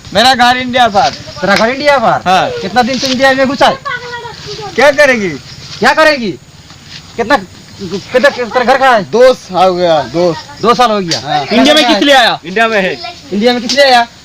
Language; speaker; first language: Hindi; non-native, local second language; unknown